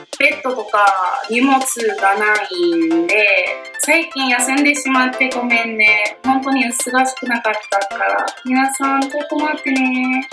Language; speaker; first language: Japanese; non-native, learner; English